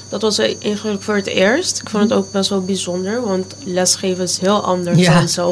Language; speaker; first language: Dutch; non-native, local second language; Papiamento